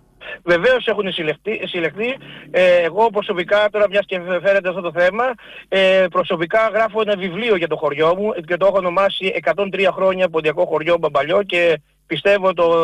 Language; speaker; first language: Greek; native; Greek